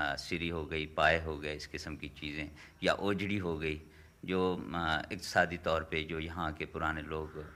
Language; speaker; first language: Urdu; non-native, local second language; Saraiki